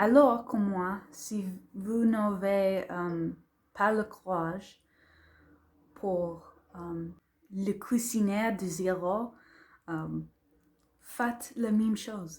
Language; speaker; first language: French; non-native, learner; English